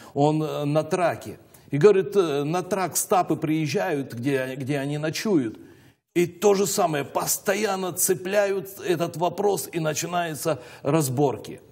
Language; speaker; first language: Russian; native; Russian